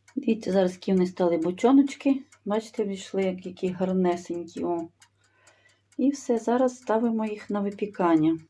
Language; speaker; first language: Ukrainian; non-native, local second language; Russian